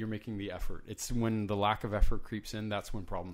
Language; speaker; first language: English; native; English